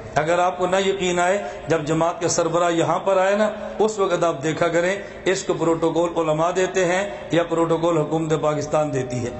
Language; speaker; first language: Urdu; non-native, local second language; Punjabi